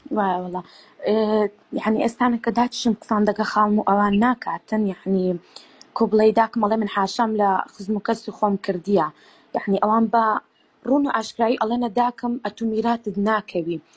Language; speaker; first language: Central Kurdish; native; Central Kurdish